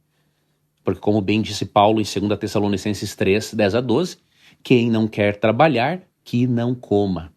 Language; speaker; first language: Portuguese; native; Portuguese